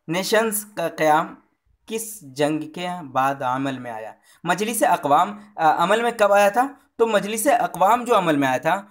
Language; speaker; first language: Hindi; native; Hindi